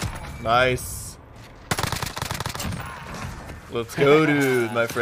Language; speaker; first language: English; non-native, learner; German